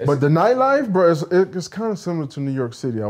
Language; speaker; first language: English; native; English